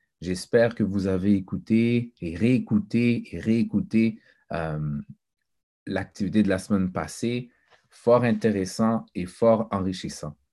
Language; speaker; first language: French; early bilingual, other home language; Haitian Creole